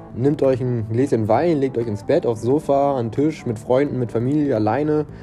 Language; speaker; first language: German; non-native, fluent; Portuguese